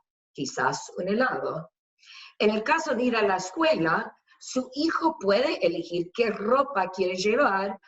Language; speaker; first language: Spanish; non-native, fluent; English